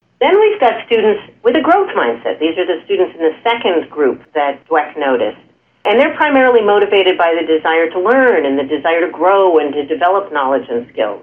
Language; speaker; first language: English; native; English